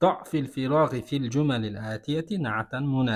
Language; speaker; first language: Arabic; non-native, fluent; Uzbek